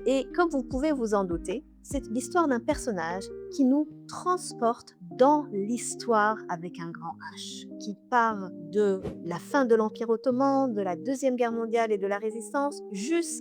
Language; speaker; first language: French; native; French